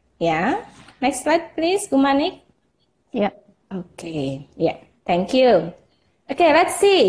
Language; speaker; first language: English; non-native, fluent; Indonesian